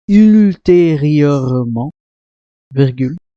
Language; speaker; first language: French; non-native, fluent; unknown